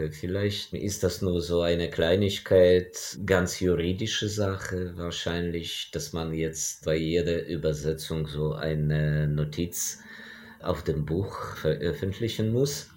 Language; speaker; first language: German; non-native, fluent; Ukrainian